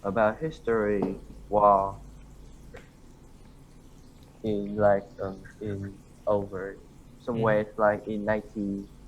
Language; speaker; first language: English; non-native, learner; Vietnamese